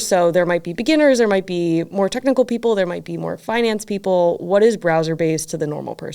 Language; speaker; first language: English; native; English